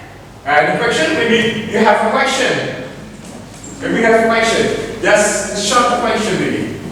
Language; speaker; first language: English; non-native, fluent; Indonesian